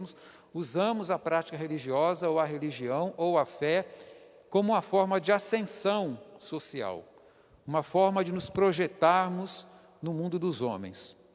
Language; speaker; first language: Portuguese; native; Portuguese